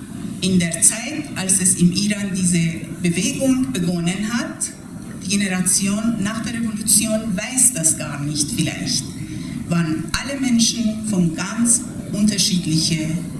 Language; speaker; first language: German; non-native, fluent; Persian